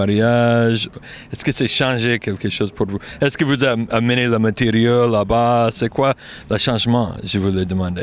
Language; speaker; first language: French; non-native, learner; English